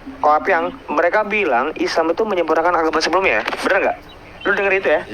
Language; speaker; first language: Indonesian; native; Indonesian